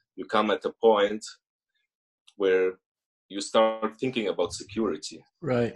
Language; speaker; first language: English; early bilingual, other home language; Russian